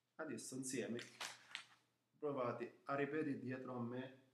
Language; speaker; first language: Italian; non-native, fluent; Arabic